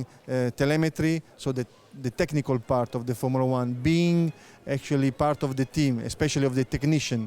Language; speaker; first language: English; non-native, fluent; Italian